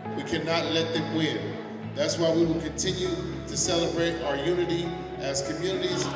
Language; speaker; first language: English; native; English